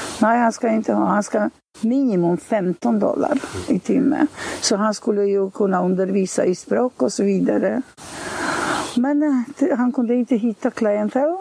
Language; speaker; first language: Swedish; non-native, fluent; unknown